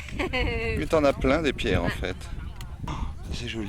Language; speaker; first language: French; native; French